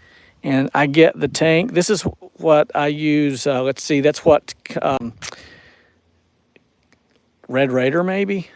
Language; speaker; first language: English; native; English